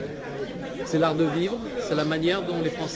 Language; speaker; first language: French; native; French